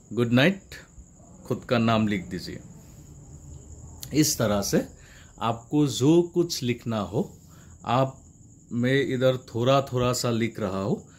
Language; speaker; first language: Hindi; non-native, local second language; Assamese